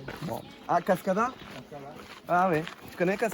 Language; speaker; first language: French; native; French